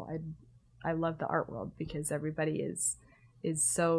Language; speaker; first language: English; native; English